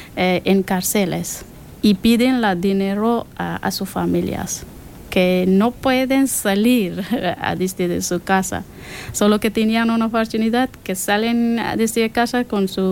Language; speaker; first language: Spanish; non-native, learner; Persian